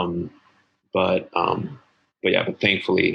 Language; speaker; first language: English; native; English